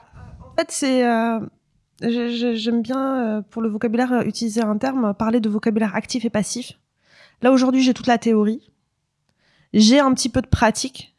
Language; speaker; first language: French; non-native, local second language; Arabic